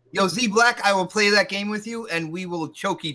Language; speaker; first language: English; native; English